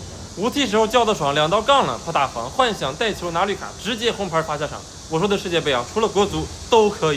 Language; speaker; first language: Chinese; native; Chinese